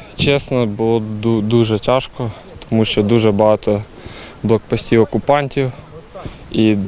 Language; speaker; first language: Ukrainian; native; Ukrainian